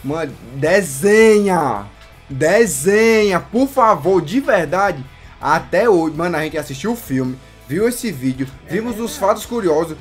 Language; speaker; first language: Portuguese; native; Portuguese